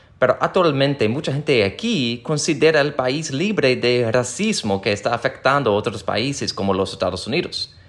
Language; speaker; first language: Spanish; non-native, fluent; English